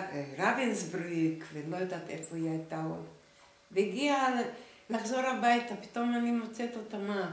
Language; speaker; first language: Hebrew; non-native, fluent; Hungarian